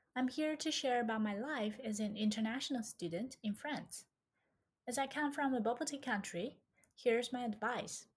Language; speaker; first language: English; non-native, fluent; Chinese